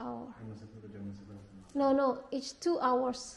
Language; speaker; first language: English; non-native, learner; Indonesian